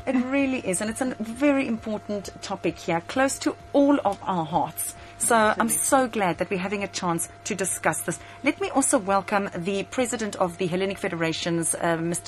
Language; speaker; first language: English; early bilingual, other home language; Greek